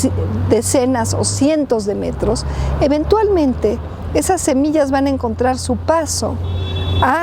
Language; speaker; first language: Spanish; native; Spanish